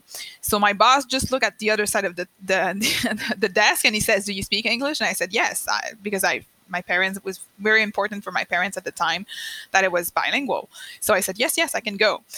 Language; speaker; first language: English; non-native, fluent; French